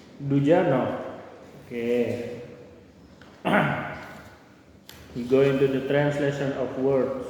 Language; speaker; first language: English; non-native, local second language; Indonesian